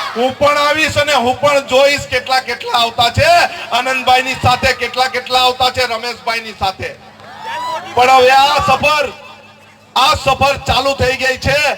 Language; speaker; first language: Gujarati; non-native, local second language; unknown